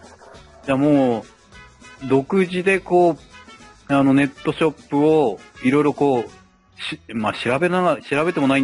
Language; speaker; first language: Japanese; native; Japanese